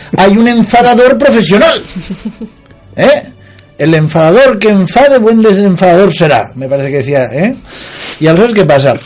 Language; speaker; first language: Spanish; non-native, local second language; Catalan